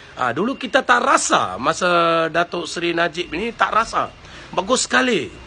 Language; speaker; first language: Malay; non-native, local second language; Tamil